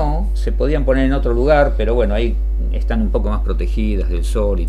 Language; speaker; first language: Spanish; native; Spanish